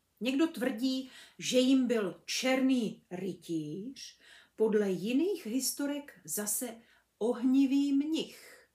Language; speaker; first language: Czech; native; Czech